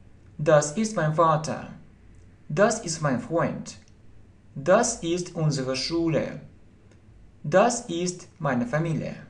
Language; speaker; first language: German; non-native, fluent; Russian